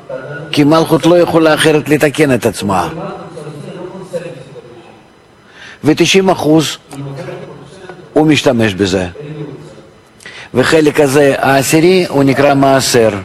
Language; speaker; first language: Hebrew; non-native, fluent; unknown